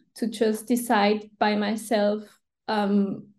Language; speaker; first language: English; non-native, fluent; Swiss German